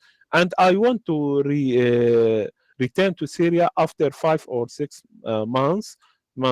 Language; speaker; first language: English; non-native, learner; Arabic